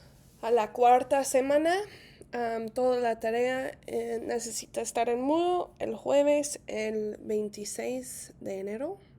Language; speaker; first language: Spanish; non-native, fluent; English